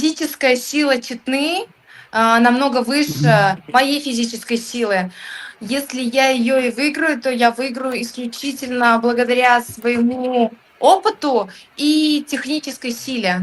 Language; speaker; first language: Russian; native; Russian